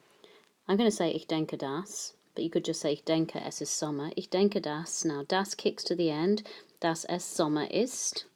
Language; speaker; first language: German; non-native, fluent; English